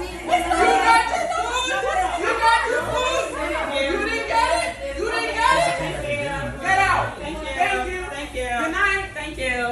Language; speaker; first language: English; native; English